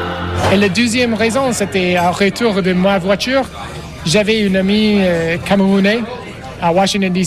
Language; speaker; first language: French; non-native, learner; English